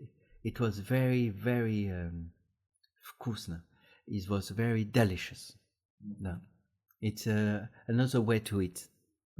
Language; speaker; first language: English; non-native, learner; French